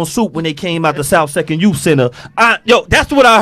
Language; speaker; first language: English; native; English